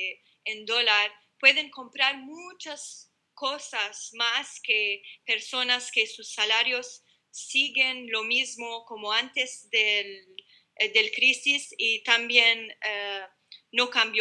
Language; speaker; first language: Spanish; non-native, learner; Arabic